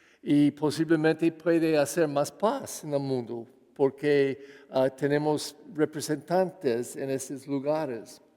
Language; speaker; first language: Spanish; non-native, fluent; English